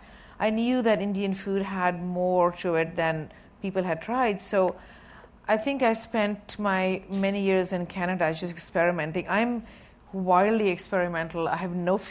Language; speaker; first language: English; non-native, local second language; Sindhi